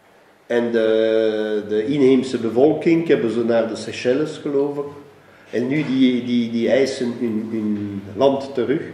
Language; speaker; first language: Dutch; non-native, local second language; French